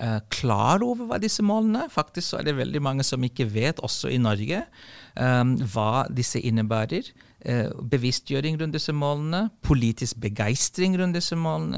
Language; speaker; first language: Norwegian; non-native, fluent; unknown